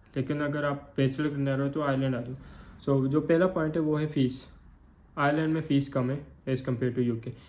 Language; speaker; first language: Urdu; non-native, local second language; Northern Hindko